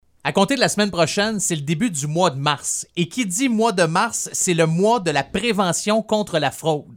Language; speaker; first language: French; native; French